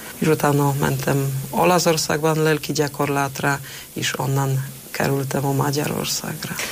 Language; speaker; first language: Hungarian; non-native, fluent; Polish